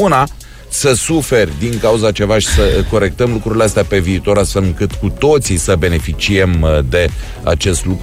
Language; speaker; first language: Romanian; native; Romanian